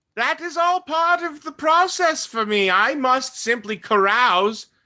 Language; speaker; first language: English; native; English